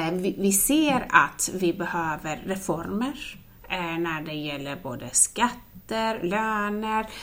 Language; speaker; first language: Swedish; non-native, fluent; Persian